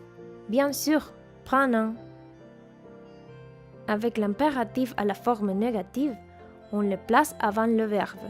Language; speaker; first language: French; non-native, fluent; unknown